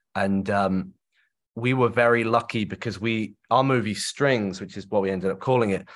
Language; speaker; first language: English; native; English